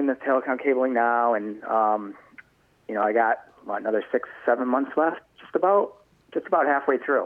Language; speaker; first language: English; native; English